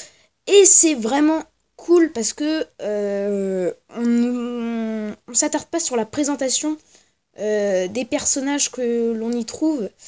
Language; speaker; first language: French; native; French